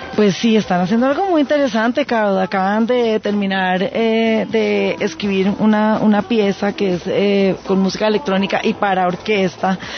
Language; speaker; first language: Spanish; native; Spanish